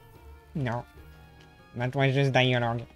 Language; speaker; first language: English; non-native, fluent; French